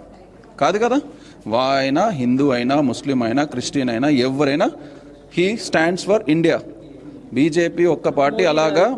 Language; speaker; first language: Telugu; native; Telugu